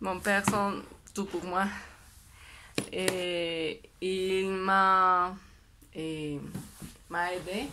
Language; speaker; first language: French; non-native, learner; Spanish